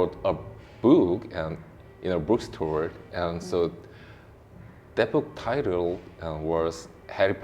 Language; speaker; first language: English; non-native, learner; Korean